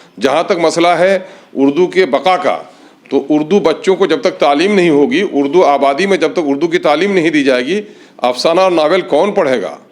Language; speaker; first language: Urdu; native; Urdu